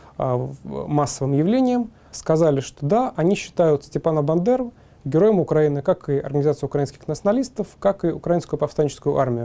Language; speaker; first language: Russian; native; Russian